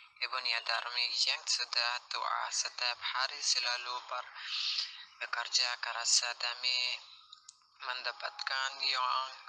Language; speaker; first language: Indonesian; non-native, learner; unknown